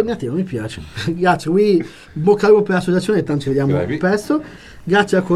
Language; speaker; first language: Italian; native; Italian